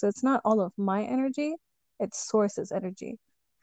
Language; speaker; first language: English; native; English